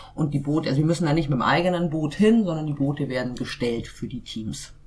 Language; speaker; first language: German; native; German